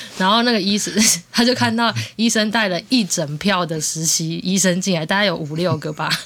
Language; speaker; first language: Chinese; native; Chinese